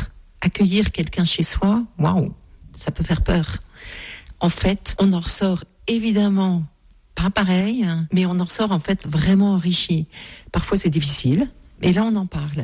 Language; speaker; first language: French; native; French